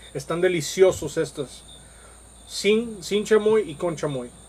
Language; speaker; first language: Spanish; early bilingual, heritage; Spanish